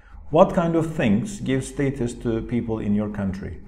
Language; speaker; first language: English; non-native, fluent; Turkish